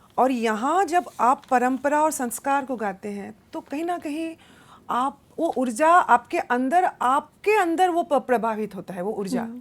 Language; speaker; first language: Hindi; non-native, local second language; Assamese